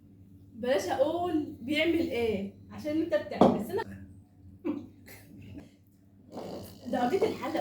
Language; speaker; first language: Arabic; native; Arabic